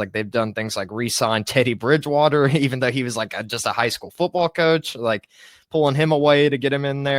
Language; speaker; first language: English; native; English